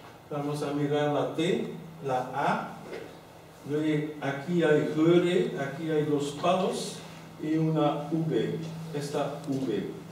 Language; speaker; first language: Spanish; non-native, fluent; Dutch